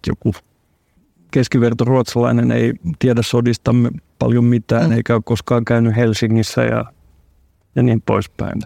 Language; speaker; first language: Finnish; non-native, local second language; Swedish